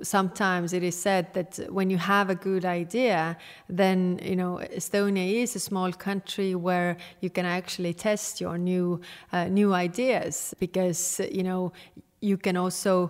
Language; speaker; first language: English; non-native, fluent; Estonian